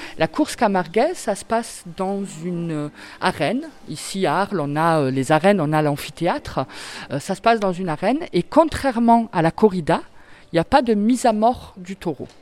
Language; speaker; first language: French; native; French